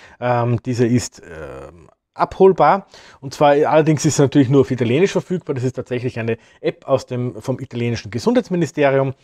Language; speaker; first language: German; native; German